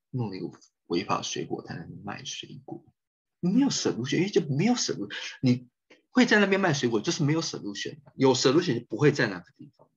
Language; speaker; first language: Chinese; native; Chinese